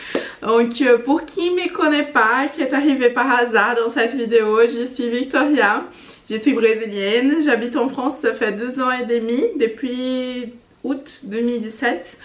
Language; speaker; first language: French; non-native, fluent; Portuguese